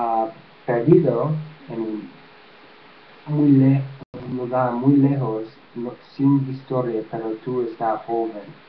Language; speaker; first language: Spanish; non-native, learner; English